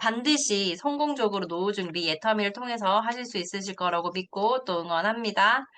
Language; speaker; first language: Korean; native; Korean